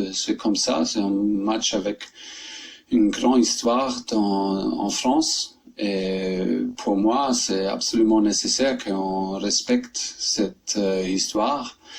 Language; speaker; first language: French; non-native, learner; German